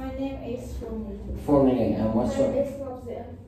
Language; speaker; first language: English; non-native, learner; Vietnamese